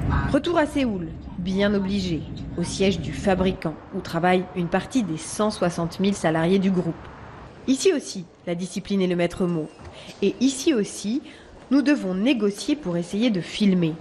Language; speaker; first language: French; non-native, local second language; Arabic